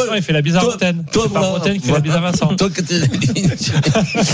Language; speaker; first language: French; native; French